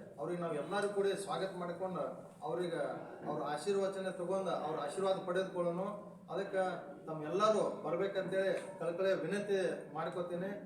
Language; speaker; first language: Kannada; non-native, local second language; Lambadi